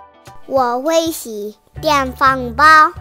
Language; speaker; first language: Chinese; early bilingual, heritage; Chinese